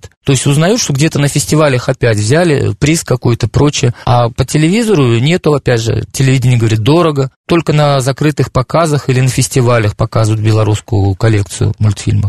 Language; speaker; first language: Russian; native; Russian